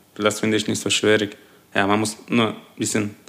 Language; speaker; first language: German; non-native, fluent; Turkish